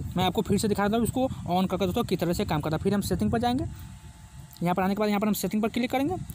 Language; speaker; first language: Hindi; native; Hindi